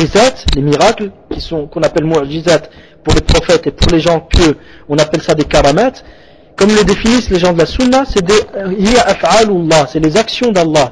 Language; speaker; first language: French; native; French